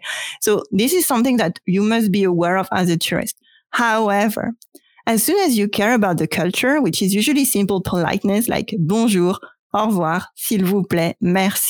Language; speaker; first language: English; non-native, fluent; French